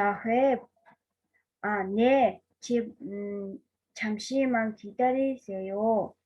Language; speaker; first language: Korean; non-native, fluent; Mongolian